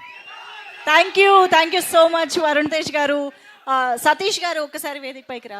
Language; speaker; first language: Telugu; native; Telugu